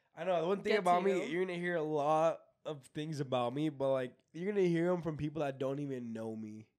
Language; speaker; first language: English; native; English